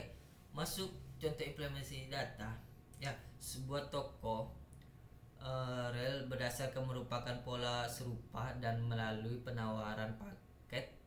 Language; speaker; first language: Indonesian; native; Indonesian